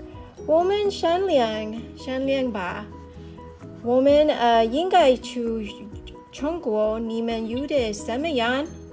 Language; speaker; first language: Chinese; non-native, learner; English